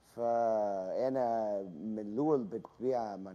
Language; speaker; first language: Arabic; non-native, fluent; English